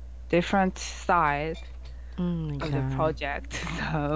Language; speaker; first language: English; non-native, learner; Korean